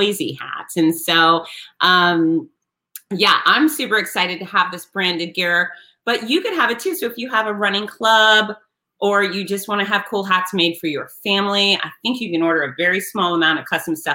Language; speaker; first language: English; native; English